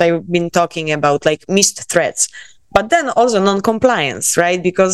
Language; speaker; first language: English; non-native, fluent; Polish